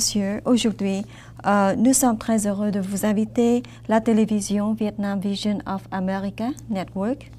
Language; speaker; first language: French; non-native, learner; Vietnamese